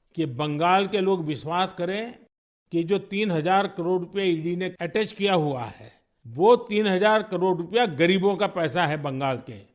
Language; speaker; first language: Hindi; non-native, local second language; Gujarati